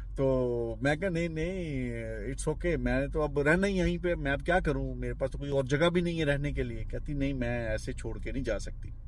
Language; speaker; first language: Urdu; non-native, local second language; Punjabi